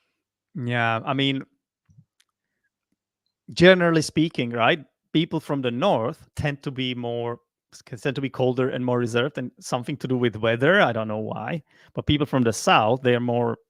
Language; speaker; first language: English; non-native, fluent; Czech